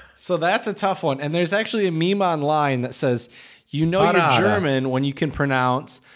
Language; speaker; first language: English; native; English